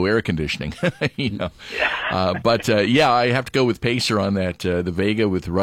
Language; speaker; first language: English; native; English